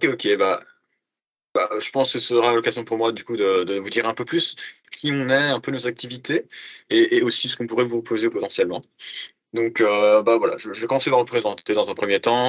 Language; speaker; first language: French; native; French